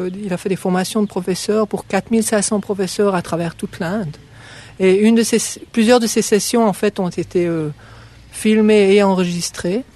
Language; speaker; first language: French; native; French